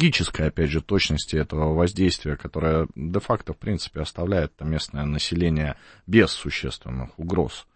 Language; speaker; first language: Russian; native; Russian